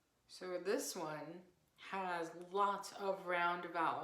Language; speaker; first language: English; native; English